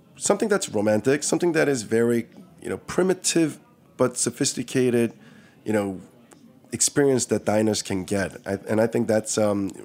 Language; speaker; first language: English; early bilingual, other home language; Korean